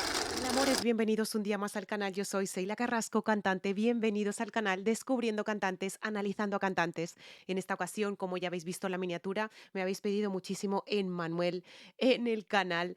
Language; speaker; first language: Spanish; native; Spanish